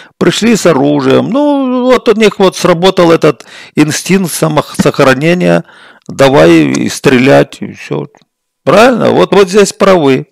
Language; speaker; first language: Russian; native; Russian